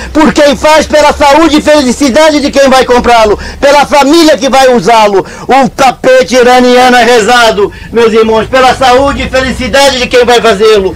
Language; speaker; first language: Portuguese; non-native, fluent; Arabic